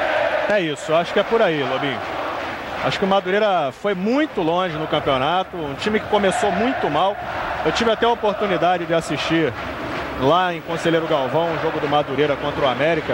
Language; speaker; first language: Portuguese; native; Portuguese